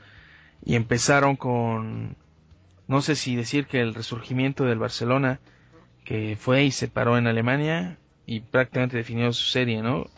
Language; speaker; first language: Spanish; native; Spanish